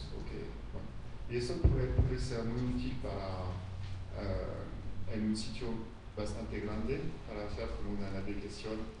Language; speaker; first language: Spanish; non-native, fluent; French